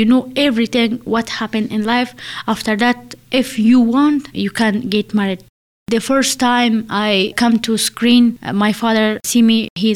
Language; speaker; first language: English; non-native, learner; Persian